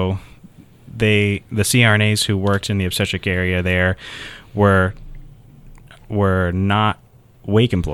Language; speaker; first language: English; native; English